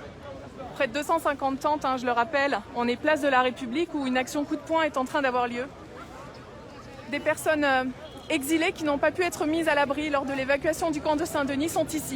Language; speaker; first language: French; native; French